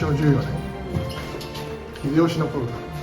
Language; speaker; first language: Japanese; native; Japanese